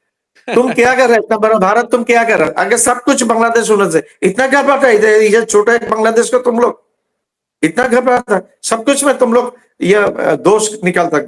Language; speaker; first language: Hindi; non-native, learner; Bangla